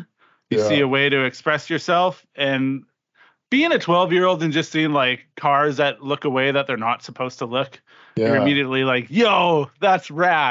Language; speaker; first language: English; native; English